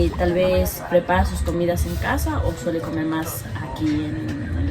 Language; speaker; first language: Spanish; native; Spanish